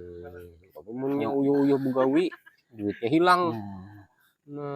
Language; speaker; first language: Indonesian; non-native, local second language; Banjar